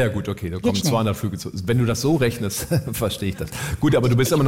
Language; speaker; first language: German; native; German